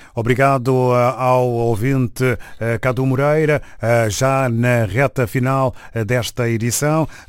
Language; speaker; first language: Portuguese; native; Portuguese